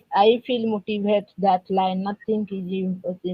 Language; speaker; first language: English; non-native, learner; Odia